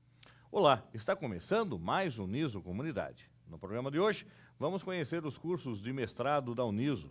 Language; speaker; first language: Portuguese; native; Portuguese